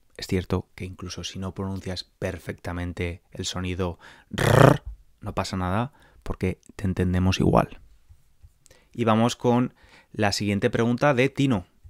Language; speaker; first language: Spanish; native; Spanish